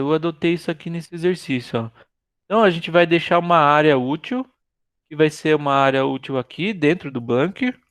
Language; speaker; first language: Portuguese; native; Portuguese